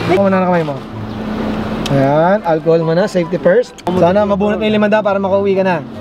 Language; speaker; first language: Filipino; native; Filipino